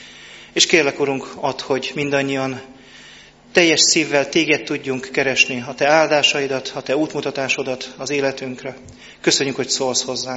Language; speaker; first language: Hungarian; native; Hungarian